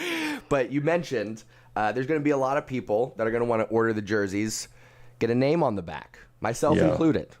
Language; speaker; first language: English; native; English